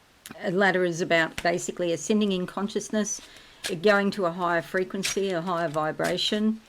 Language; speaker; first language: English; native; English